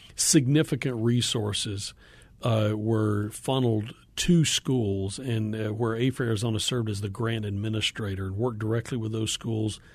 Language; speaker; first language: English; native; English